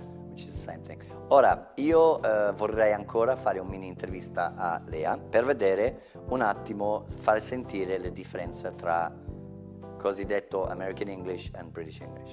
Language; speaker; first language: Italian; non-native, fluent; English